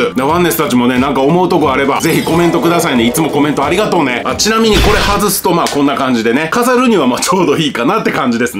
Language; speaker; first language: Japanese; native; Japanese